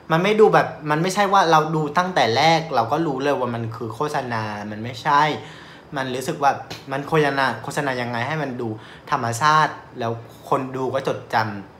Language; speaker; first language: Thai; non-native, fluent; Vietnamese